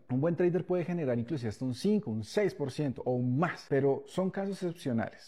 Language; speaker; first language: Spanish; native; Spanish